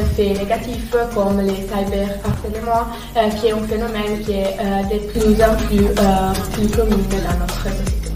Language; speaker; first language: French; non-native, learner; Italian